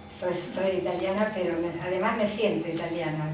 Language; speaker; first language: Spanish; early bilingual, other home language; Italian